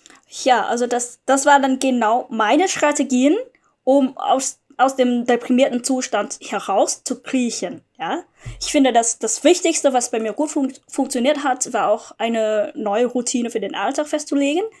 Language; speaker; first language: German; non-native, fluent; Vietnamese